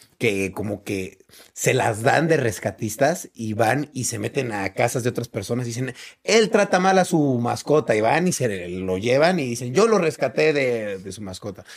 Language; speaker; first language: Spanish; native; Spanish